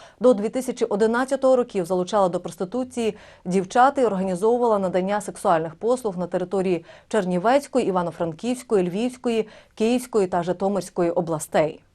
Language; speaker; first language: Ukrainian; native; Ukrainian